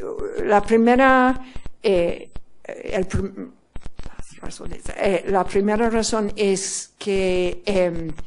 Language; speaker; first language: Spanish; non-native, fluent; English